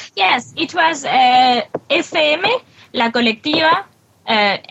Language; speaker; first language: English; non-native, learner; French